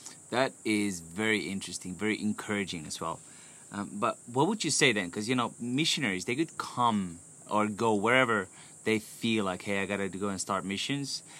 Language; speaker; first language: English; non-native, fluent; Finnish